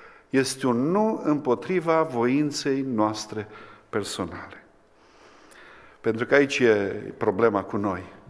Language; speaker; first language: Romanian; native; Romanian